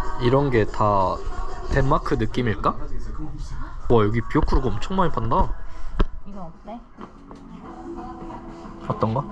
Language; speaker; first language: Korean; native; Korean